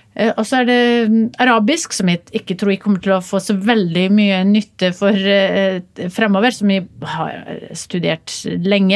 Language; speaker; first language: Norwegian; early bilingual, other home language; Polish